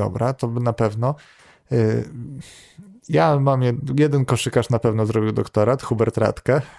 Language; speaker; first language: Polish; native; Polish